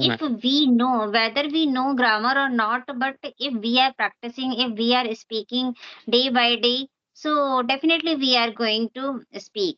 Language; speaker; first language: English; non-native, local second language; Hindi